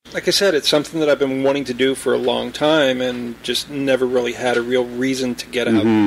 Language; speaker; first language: English; native; English